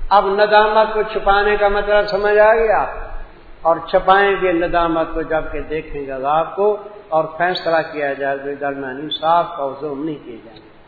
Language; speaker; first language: Urdu; non-native, local second language; Punjabi